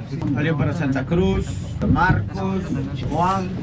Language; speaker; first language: Spanish; native; Spanish